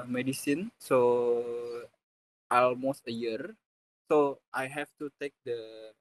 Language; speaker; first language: English; non-native, fluent; Indonesian